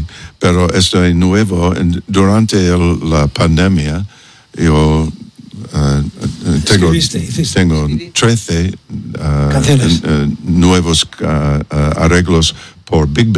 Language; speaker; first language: Spanish; non-native, learner; English